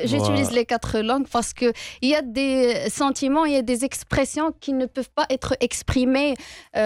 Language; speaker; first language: French; non-native, local second language; Arabic